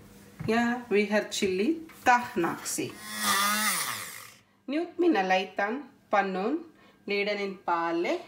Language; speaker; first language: Finnish; non-native, learner; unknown